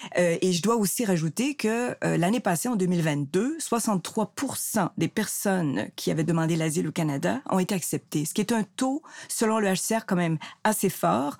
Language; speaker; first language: French; native; French